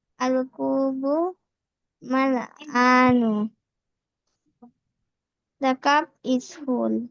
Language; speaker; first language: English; non-native, learner; Bangla